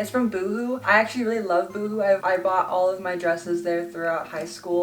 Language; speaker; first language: English; native; English